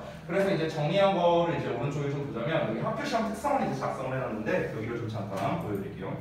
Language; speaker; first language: Korean; native; Korean